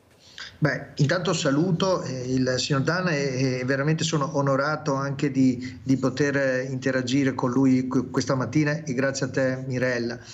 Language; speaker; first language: Italian; native; Italian